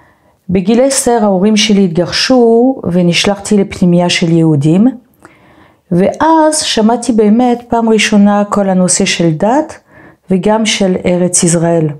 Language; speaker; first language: Hebrew; non-native, fluent; French